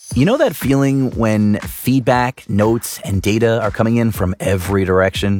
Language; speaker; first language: English; native; English